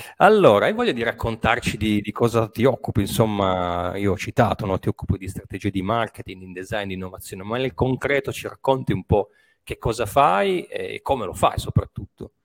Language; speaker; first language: Italian; native; Italian